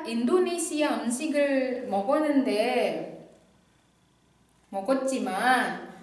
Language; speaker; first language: Korean; non-native, fluent; Indonesian